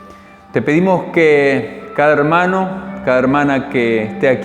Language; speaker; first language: Spanish; native; Spanish